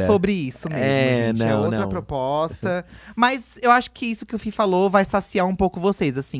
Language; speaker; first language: Portuguese; native; Portuguese